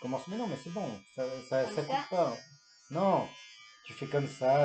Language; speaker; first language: French; native; French